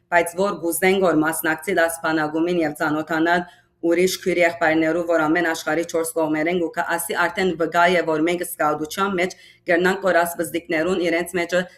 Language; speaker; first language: Armenian; early bilingual, heritage; Armenian